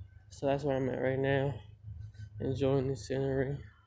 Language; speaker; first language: English; early bilingual, other home language; Spanish